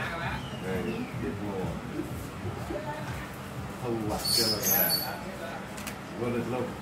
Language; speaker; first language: Vietnamese; native; Vietnamese